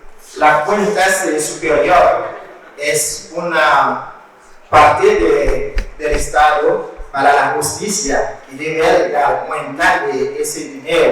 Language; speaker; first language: Spanish; non-native, learner; Haitian Creole